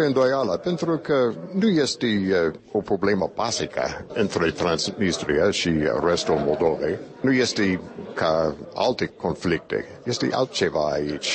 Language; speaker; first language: Romanian; non-native, fluent; English